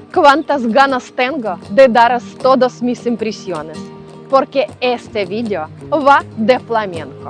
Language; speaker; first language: Spanish; non-native, fluent; Ukrainian